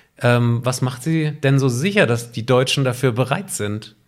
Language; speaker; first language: German; native; German